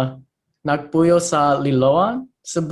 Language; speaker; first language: Cebuano; non-native, learner; English